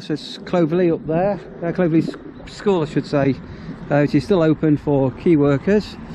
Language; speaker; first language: English; native; English